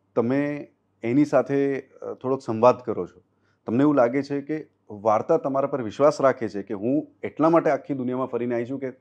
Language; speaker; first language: Gujarati; non-native, local second language; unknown